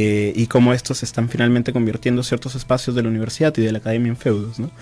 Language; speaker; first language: Spanish; native; Spanish